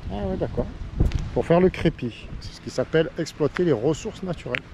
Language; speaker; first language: French; native; French